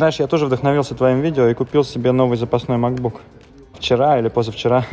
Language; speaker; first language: Russian; native; Russian